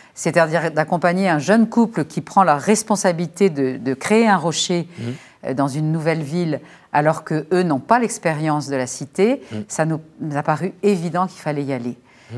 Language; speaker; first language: French; native; French